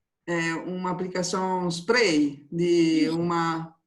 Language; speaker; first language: Portuguese; non-native, fluent; Spanish